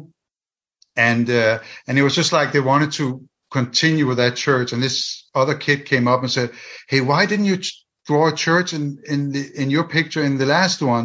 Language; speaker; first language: English; non-native, fluent; Danish